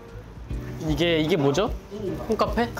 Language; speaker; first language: Korean; native; Korean